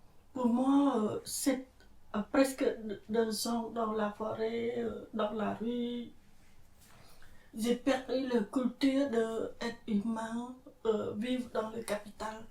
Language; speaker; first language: French; non-native, fluent; Khmer